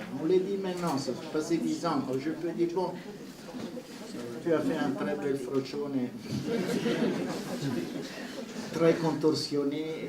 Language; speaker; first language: French; non-native, fluent; Italian